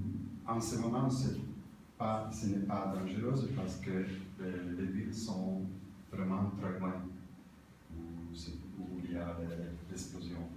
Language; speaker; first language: French; non-native, learner; Italian